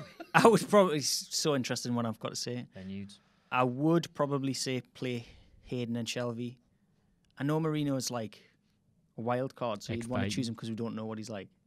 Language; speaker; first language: English; native; English